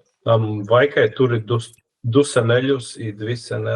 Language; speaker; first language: Lithuanian; non-native, learner; Latvian